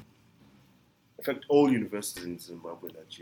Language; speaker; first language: English; non-native, local second language; Shona